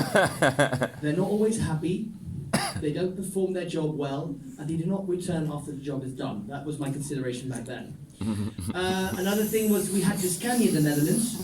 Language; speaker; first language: English; non-native, fluent; Dutch